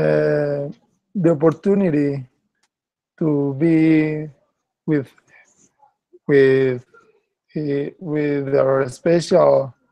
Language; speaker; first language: English; non-native, learner; Spanish